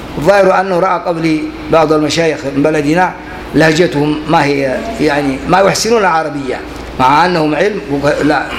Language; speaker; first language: Arabic; non-native, fluent; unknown